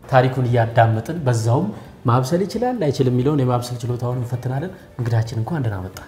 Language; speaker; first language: Amharic; native; Amharic